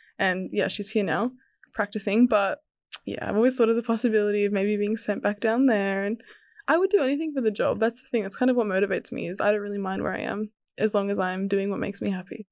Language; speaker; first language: English; early bilingual, other home language; Serbian